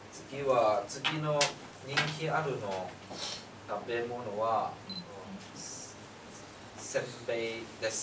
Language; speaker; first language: Japanese; non-native, learner; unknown